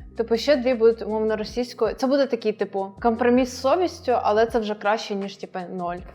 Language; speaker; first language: Ukrainian; non-native, local second language; Russian